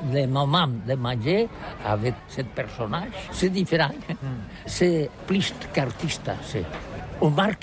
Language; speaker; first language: French; non-native, learner; Catalan